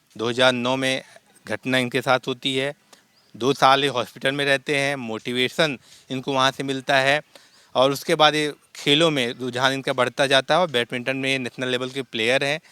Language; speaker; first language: Hindi; native; Hindi